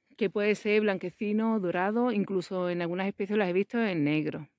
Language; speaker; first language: Spanish; native; Spanish